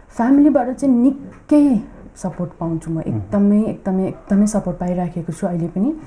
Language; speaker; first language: Nepali; native; Nepali